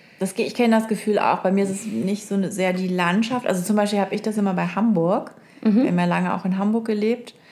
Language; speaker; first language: German; native; German